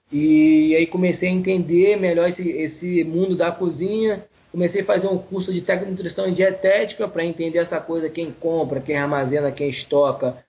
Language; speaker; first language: Portuguese; native; Portuguese